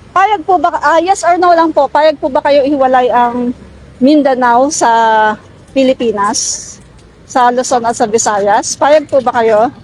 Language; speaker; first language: Filipino; native; Filipino